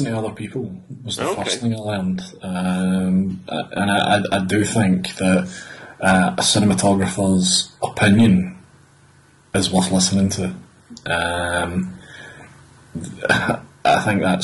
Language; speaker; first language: English; native; English